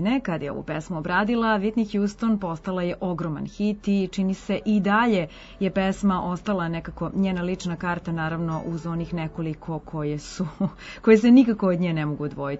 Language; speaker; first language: Serbian; native; Serbian